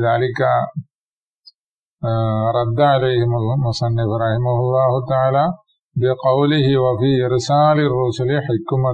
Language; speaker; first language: Arabic; non-native, fluent; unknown